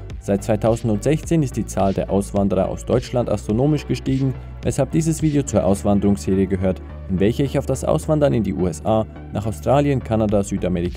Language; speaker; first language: German; native; German